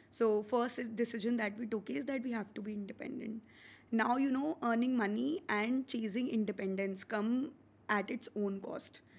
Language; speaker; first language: Hindi; native; Hindi